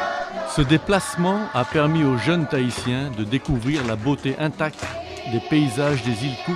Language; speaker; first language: French; native; French